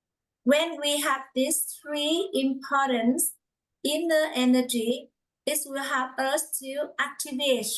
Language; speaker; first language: English; non-native, fluent; Vietnamese